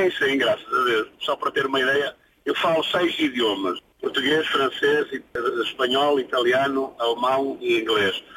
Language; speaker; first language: Portuguese; native; Portuguese